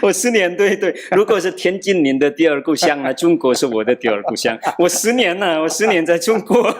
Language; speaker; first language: Chinese; non-native, fluent; Madurese